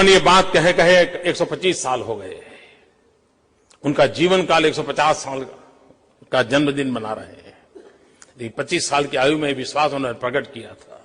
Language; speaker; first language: Hindi; non-native, local second language; Gujarati